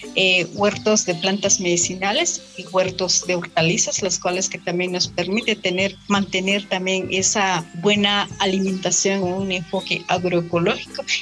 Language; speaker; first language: Spanish; non-native, local second language; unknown